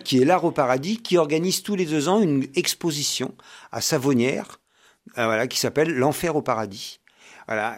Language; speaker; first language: French; native; French